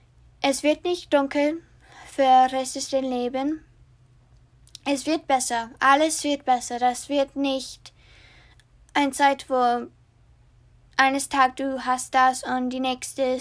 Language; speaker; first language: German; non-native, learner; English